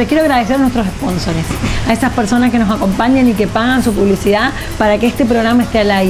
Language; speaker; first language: Spanish; native; Spanish